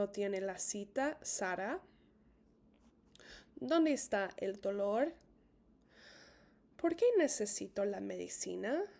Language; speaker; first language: Spanish; non-native, fluent; English